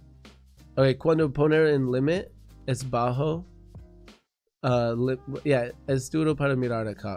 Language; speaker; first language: Spanish; non-native, learner; English